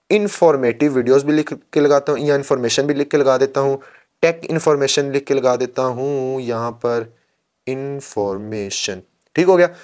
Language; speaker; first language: Urdu; non-native, local second language; Punjabi